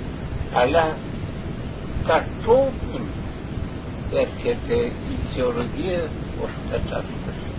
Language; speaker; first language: Greek; non-native, fluent; Russian